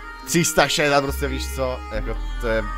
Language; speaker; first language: Czech; native; Czech